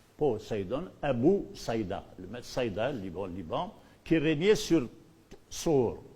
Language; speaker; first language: French; non-native, local second language; Berber languages